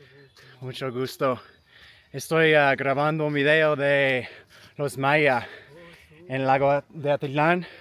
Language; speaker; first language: Spanish; non-native, learner; English